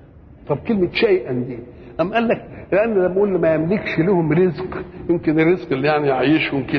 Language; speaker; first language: Arabic; native; Arabic